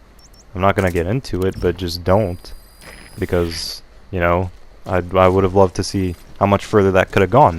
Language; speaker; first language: English; native; English